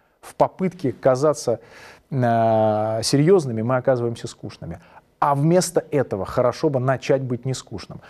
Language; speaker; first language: Russian; native; Russian